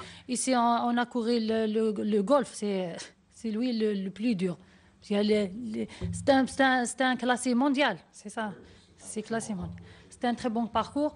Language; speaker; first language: French; non-native, learner; Arabic